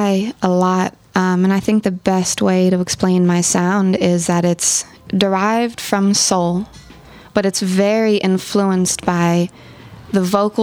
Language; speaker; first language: English; native; English